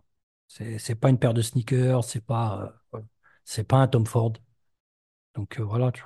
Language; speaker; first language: French; native; French